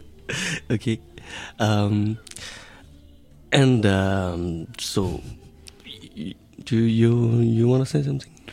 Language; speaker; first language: English; non-native, learner; French